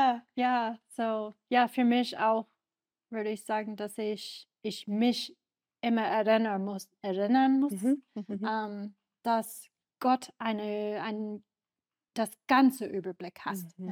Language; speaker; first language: German; non-native, learner; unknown